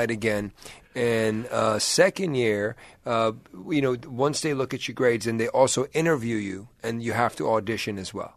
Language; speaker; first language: English; native; English